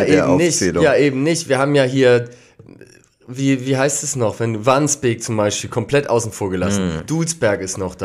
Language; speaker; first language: German; native; German